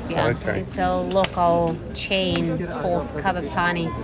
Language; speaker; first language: English; non-native, fluent; Russian